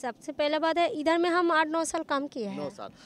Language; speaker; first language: Hindi; non-native, local second language; Bangla